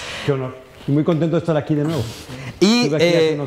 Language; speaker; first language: Spanish; native; Spanish